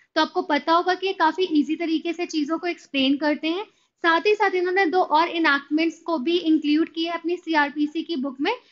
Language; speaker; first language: Hindi; native; Hindi